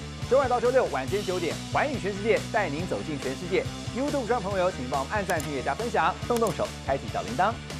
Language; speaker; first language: Chinese; native; Chinese